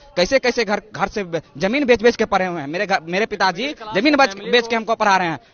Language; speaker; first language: Hindi; native; Hindi